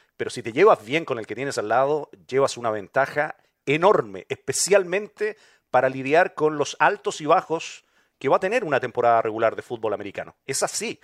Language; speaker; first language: Spanish; native; Spanish